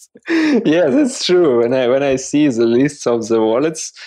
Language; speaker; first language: English; non-native, learner; Russian